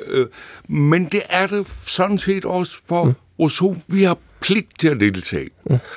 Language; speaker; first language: Danish; native; Danish